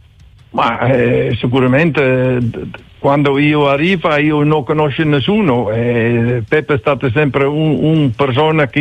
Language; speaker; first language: Italian; non-native, learner; Dutch